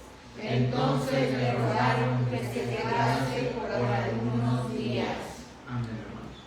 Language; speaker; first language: Spanish; native; Spanish